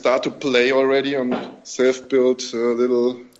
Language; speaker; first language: English; non-native, fluent; German